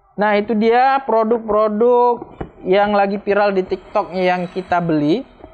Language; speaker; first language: Indonesian; native; Indonesian